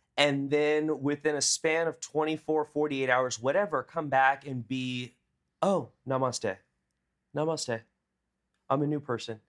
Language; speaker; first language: English; native; English